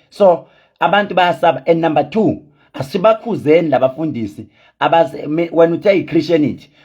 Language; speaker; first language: Zulu; native; Zulu